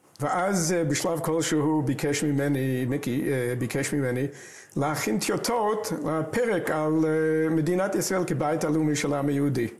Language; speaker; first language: Hebrew; non-native, fluent; English